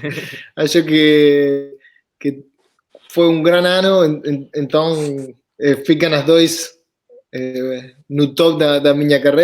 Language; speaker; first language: Portuguese; non-native, fluent; Spanish